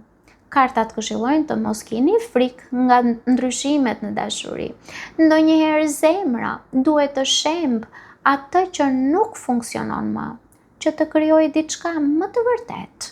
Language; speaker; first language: Albanian; native; Albanian